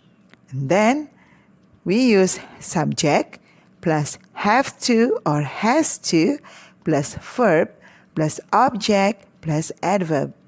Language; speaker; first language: English; non-native, learner; Indonesian